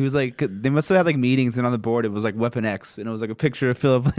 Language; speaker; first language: English; native; English